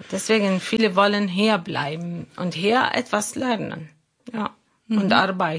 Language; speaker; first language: German; non-native, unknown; Arabic